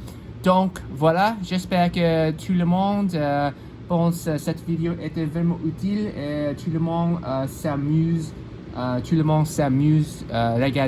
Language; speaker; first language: French; non-native, learner; English